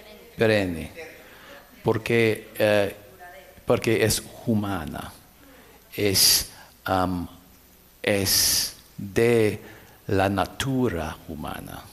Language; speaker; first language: Spanish; non-native, learner; English